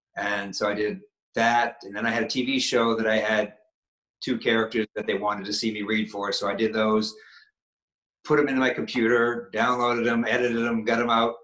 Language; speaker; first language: English; native; English